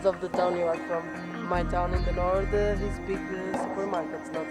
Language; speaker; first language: English; non-native, fluent; Portuguese